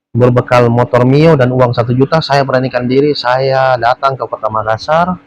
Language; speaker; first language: Indonesian; native; Indonesian